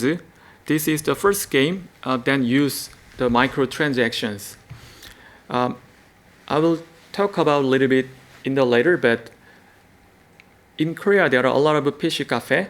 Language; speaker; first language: English; non-native, learner; Korean